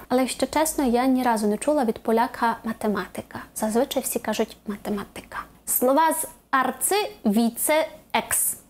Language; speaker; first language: Ukrainian; native; Ukrainian